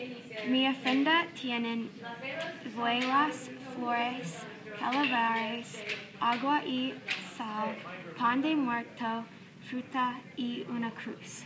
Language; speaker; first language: Spanish; non-native, learner; English